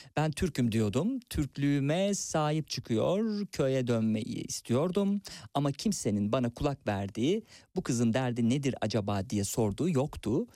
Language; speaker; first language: Turkish; native; Turkish